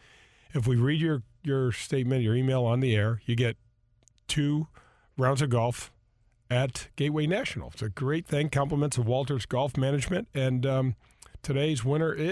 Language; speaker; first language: English; native; English